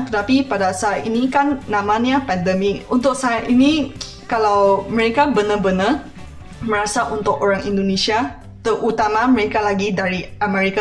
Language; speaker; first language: Indonesian; non-native, fluent; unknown